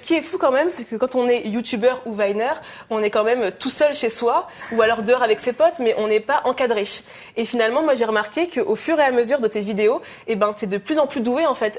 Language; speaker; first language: French; native; French